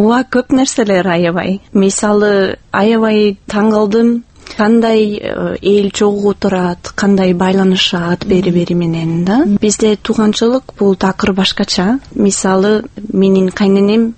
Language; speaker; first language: Kyrgyz; non-native, fluent; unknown